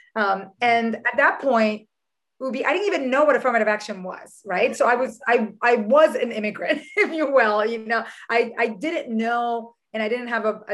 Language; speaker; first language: English; early bilingual, other home language; Spanish